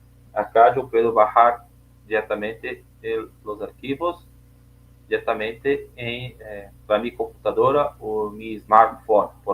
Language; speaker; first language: Spanish; non-native, learner; Portuguese